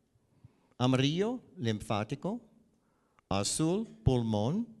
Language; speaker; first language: Spanish; non-native, learner; English